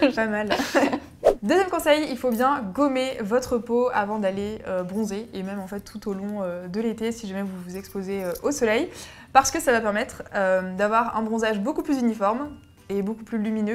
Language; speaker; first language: French; native; French